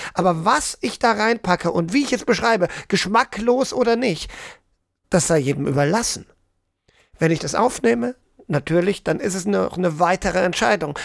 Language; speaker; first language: German; native; German